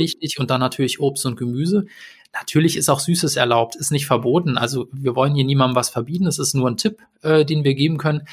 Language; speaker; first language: German; native; German